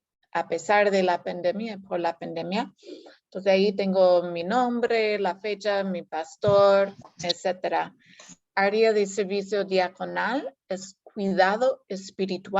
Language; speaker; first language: Spanish; non-native, fluent; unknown